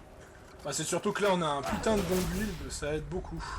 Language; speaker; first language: French; native; French